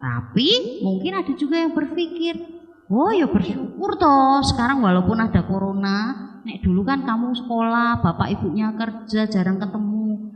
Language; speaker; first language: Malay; non-native, local second language; Javanese